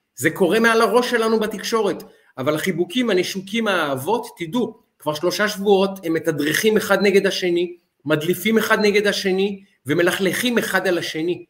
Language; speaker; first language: Hebrew; native; Hebrew